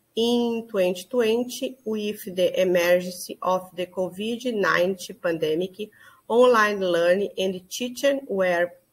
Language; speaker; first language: English; non-native, learner; Portuguese